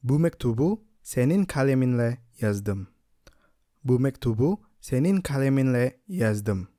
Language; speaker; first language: Turkish; non-native, fluent; Indonesian